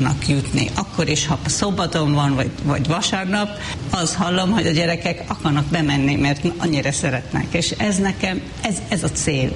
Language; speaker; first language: Hungarian; non-native, fluent; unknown